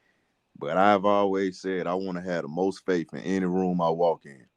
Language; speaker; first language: English; native; English